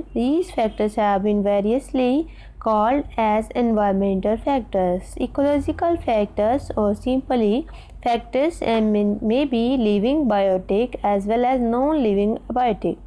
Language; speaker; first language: English; non-native, local second language; Hindi